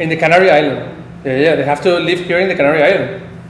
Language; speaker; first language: English; non-native, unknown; Spanish